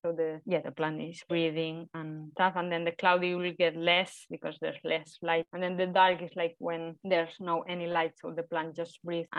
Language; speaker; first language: English; non-native, fluent; Spanish